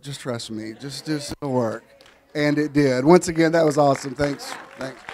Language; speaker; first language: English; native; English